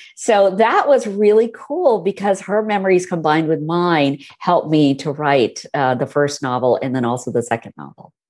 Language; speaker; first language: English; early bilingual, other home language; Hindi